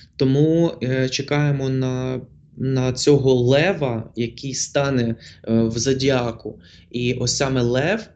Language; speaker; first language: Ukrainian; non-native, local second language; Russian